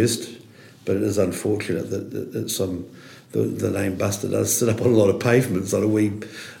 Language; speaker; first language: English; native; English